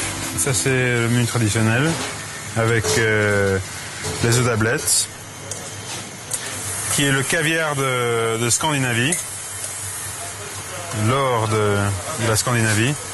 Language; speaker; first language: French; non-native, fluent; Swedish